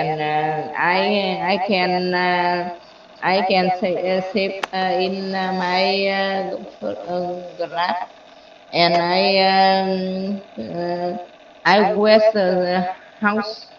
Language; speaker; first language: English; non-native, learner; Vietnamese